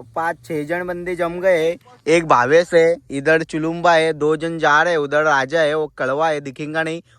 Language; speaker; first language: Hindi; non-native, local second language; Marathi